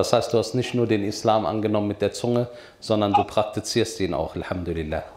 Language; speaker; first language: German; native; German